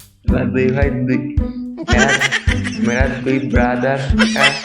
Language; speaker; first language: Hindi; non-native, learner; Bangla